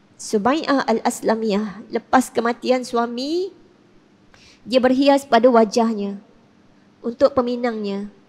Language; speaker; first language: Malay; native; Malay